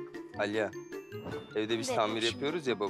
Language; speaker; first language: Turkish; native; Turkish